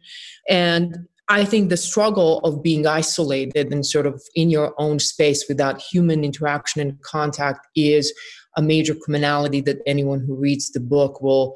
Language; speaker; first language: English; non-native, fluent; Bosnian